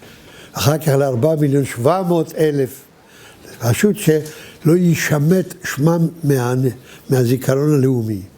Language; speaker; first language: Hebrew; early bilingual, other home language; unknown